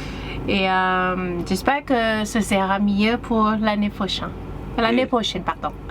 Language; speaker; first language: French; non-native, learner; Thai